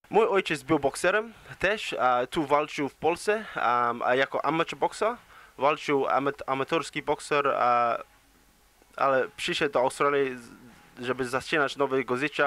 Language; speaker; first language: Polish; early bilingual, heritage; English